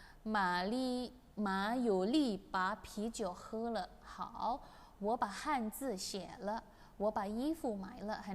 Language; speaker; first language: Chinese; non-native, fluent; Indonesian